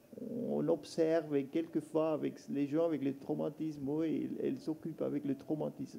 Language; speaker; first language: French; non-native, local second language; German